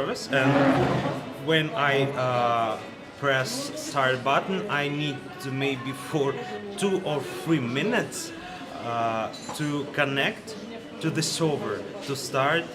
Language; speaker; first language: English; non-native, learner; Russian